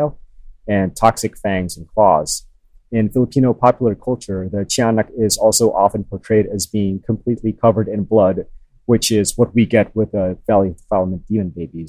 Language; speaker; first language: English; non-native, local second language; Filipino